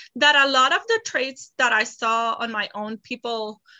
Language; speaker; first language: English; non-native, fluent; Spanish